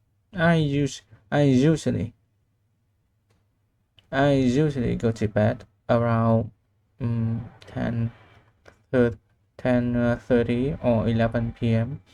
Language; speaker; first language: English; non-native, learner; Vietnamese